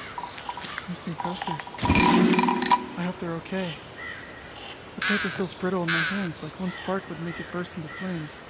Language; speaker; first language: English; native; English